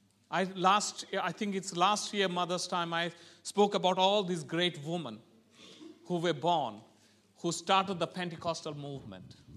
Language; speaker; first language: English; non-native, local second language; Malayalam